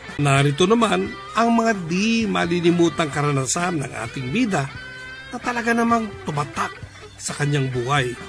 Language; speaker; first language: Filipino; native; Filipino